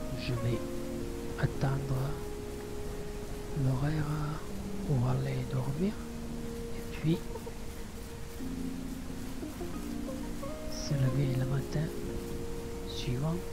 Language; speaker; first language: French; non-native, learner; Italian